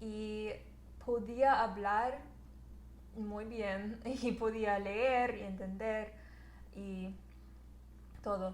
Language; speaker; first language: Spanish; non-native, learner; English